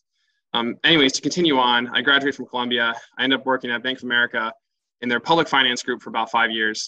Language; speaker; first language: English; native; English